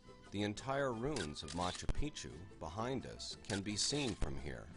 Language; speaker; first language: English; native; English